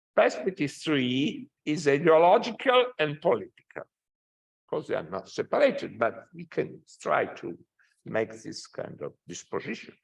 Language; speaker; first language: English; non-native, fluent; Italian